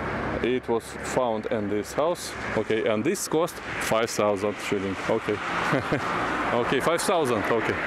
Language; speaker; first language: English; non-native, learner; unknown